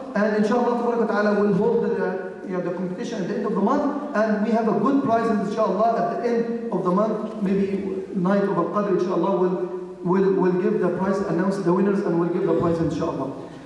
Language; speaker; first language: English; non-native, fluent; Arabic